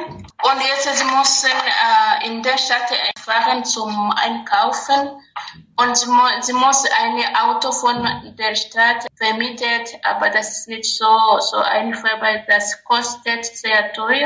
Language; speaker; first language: German; non-native, learner; Rundi